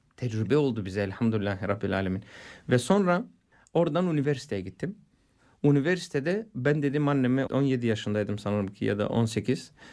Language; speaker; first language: Turkish; non-native, fluent; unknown